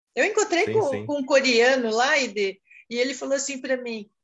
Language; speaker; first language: Portuguese; early bilingual, heritage; Portuguese